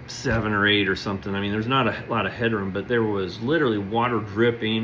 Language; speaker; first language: English; native; English